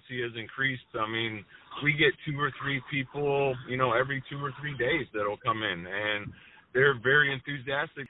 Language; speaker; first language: English; native; English